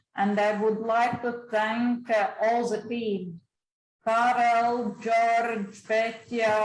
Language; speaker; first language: English; non-native, fluent; Latvian